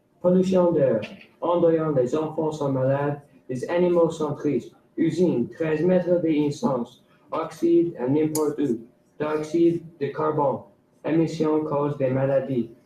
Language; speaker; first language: French; non-native, local second language; English